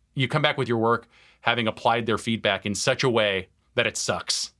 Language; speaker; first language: English; native; English